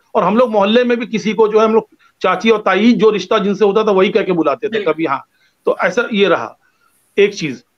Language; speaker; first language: Hindi; non-native, local second language; Bangla